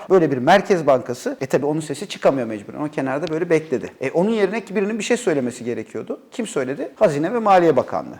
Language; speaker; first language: Turkish; native; Turkish